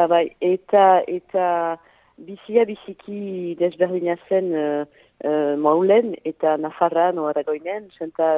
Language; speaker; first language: Basque; non-native, local second language; French